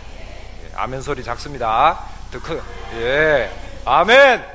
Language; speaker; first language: Korean; native; Korean